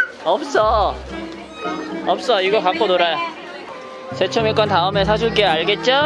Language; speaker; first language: Korean; native; Korean